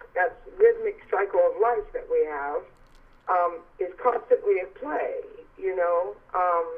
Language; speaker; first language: English; native; English